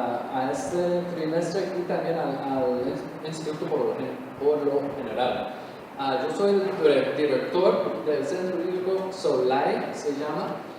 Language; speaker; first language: Spanish; non-native, fluent; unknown